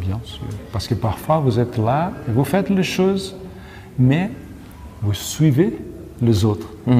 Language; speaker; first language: French; non-native, learner; Portuguese